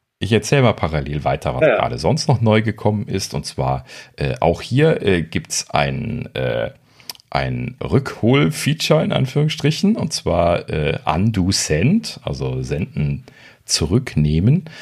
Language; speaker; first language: German; native; German